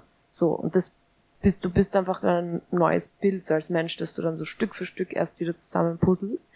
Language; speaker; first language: German; native; German